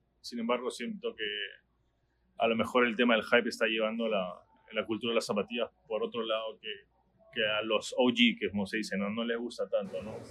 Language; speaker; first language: Spanish; native; Spanish